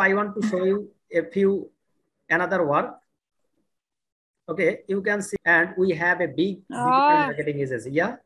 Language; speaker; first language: English; non-native, learner; Bangla